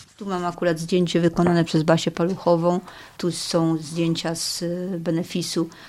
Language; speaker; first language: Polish; native; Polish